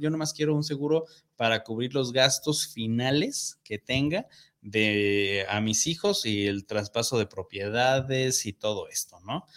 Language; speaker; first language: Spanish; native; Spanish